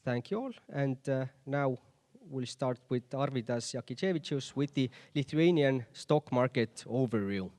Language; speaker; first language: English; non-native, fluent; Estonian